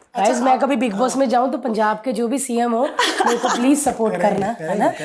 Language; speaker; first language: Hindi; non-native, local second language; Punjabi